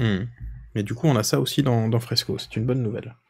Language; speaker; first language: French; native; French